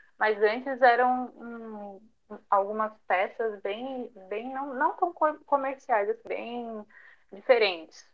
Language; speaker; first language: Portuguese; early bilingual, other home language; Japanese